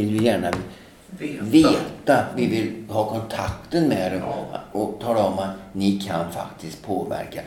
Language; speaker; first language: Swedish; native; Swedish